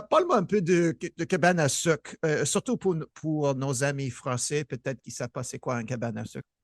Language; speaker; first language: French; non-native, fluent; English